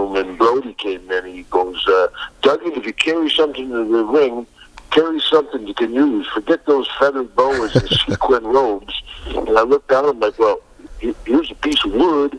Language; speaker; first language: English; native; English